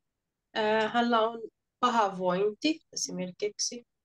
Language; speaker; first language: Finnish; non-native, learner; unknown